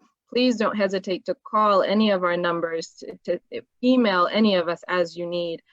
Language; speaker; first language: English; native; English